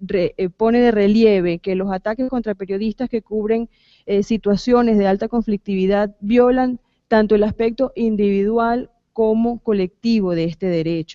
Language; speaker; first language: Spanish; native; Spanish